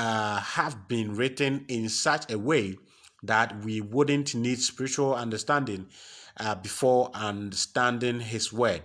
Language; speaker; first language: English; non-native, local second language; Akan